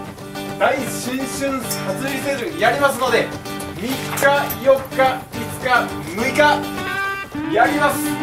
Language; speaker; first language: Japanese; native; Japanese